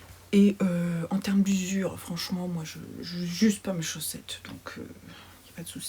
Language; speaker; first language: French; native; French